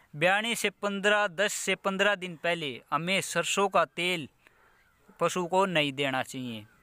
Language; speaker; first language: Hindi; native; Hindi